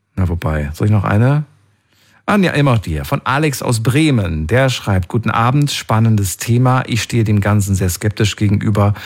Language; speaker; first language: German; native; German